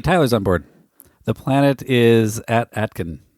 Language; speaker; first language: English; native; English